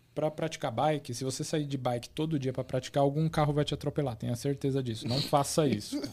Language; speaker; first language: Portuguese; native; Portuguese